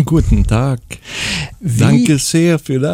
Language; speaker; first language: German; non-native, fluent; Swedish